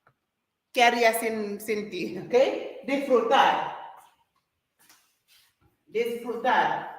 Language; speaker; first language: Spanish; non-native, fluent; English